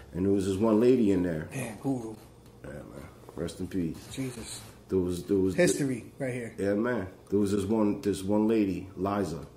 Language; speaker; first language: English; native; English